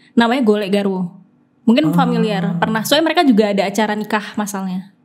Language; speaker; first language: Indonesian; native; Indonesian